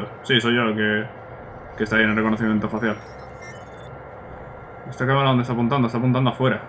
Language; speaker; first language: Spanish; native; Spanish